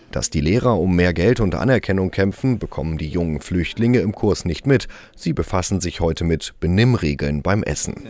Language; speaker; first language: German; native; German